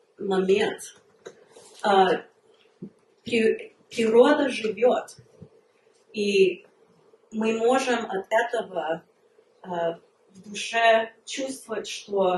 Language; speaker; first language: Russian; early bilingual, heritage; Russian